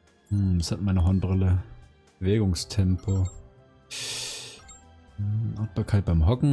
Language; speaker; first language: German; native; German